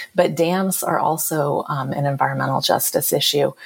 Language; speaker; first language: English; native; English